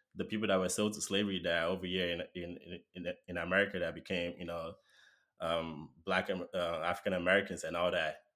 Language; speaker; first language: English; non-native, local second language; Yoruba